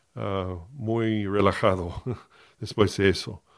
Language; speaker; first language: Spanish; non-native, fluent; English